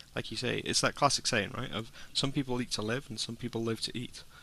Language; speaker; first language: English; native; English